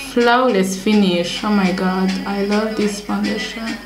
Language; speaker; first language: English; non-native, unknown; Rundi